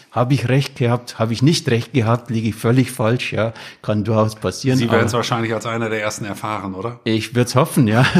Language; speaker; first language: German; native; German